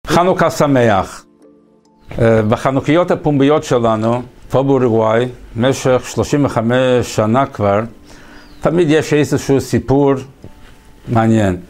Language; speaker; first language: Hebrew; early bilingual, heritage; English